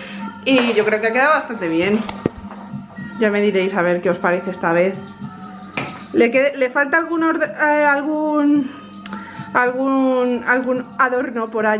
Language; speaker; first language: Spanish; native; Spanish